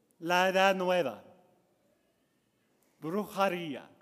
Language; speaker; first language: Spanish; non-native, learner; English